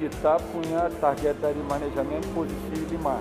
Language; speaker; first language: Indonesian; non-native, learner; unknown